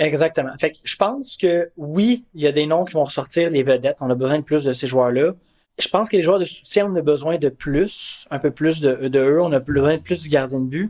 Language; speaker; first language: French; native; French